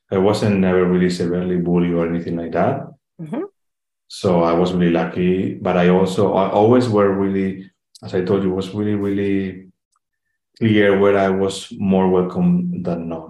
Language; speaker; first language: English; non-native, fluent; Spanish